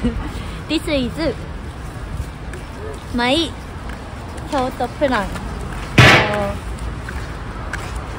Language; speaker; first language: English; non-native, learner; Japanese